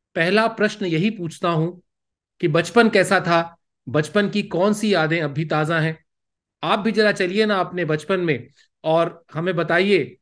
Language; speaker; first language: Hindi; native; Hindi